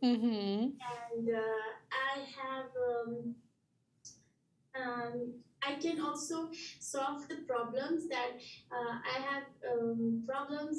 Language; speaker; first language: English; non-native, learner; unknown